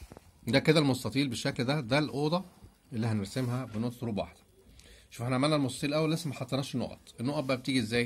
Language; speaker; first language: Arabic; native; Arabic